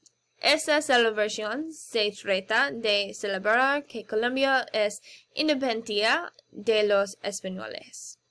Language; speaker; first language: Spanish; non-native, learner; English